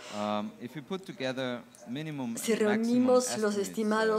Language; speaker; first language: Spanish; non-native, learner; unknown